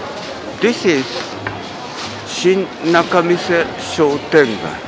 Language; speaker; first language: English; non-native, learner; Japanese